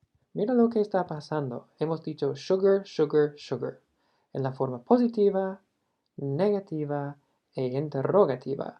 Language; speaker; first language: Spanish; non-native, fluent; English